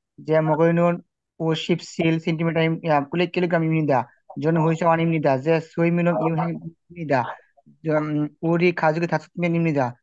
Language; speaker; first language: Korean; non-native, learner; Bangla